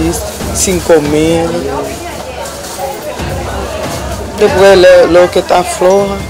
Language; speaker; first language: Spanish; non-native, learner; Haitian Creole